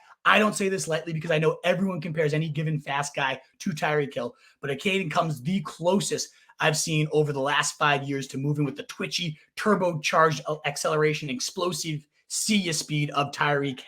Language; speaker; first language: English; native; English